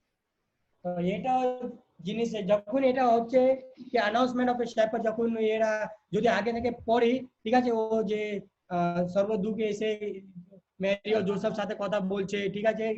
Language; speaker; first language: Bangla; non-native, learner; Hindi